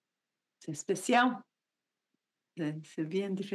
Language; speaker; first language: French; non-native, learner; Spanish